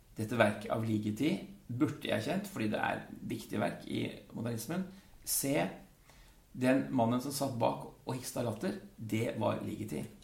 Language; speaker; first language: Norwegian; early bilingual, other home language; Dutch